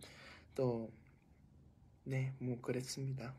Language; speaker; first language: Korean; non-native, fluent; Thai